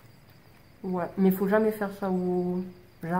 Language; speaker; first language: French; native; French